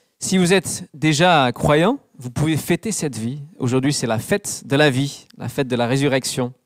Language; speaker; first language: French; non-native, fluent; English